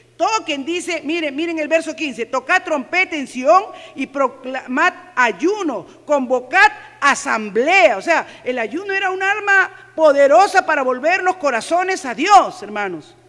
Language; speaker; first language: Spanish; native; Spanish